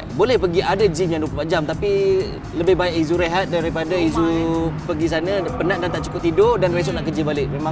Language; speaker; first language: Malay; native; Malay